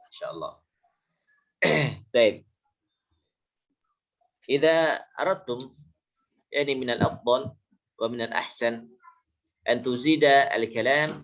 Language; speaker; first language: Arabic; non-native, fluent; Indonesian